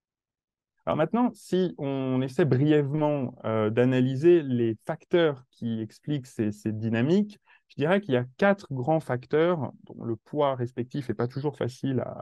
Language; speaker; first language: French; native; French